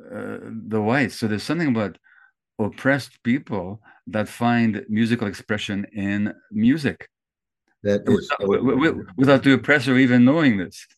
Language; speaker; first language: English; early bilingual, other home language; Hungarian